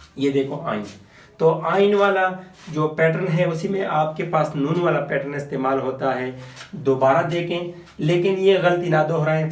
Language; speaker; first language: Urdu; non-native, local second language; Pashto